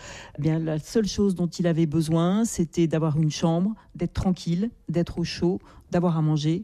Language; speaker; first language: French; native; French